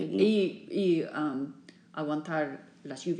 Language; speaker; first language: Spanish; non-native, fluent; English